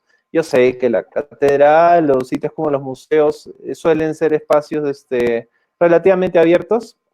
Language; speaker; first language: Spanish; native; Spanish